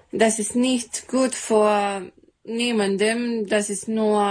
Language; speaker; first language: German; non-native, learner; Serbian